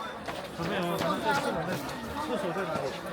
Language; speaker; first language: Chinese; non-native, learner; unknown